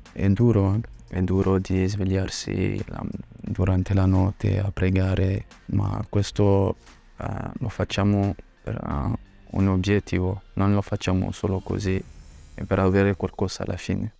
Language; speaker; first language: Italian; non-native, fluent; French